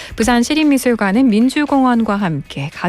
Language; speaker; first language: Korean; native; Korean